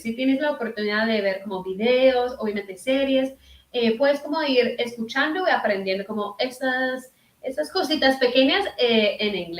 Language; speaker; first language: Spanish; early bilingual, heritage; Spanish